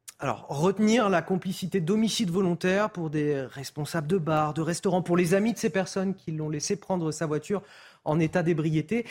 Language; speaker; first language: French; native; French